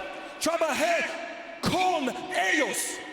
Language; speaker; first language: Spanish; non-native, learner; English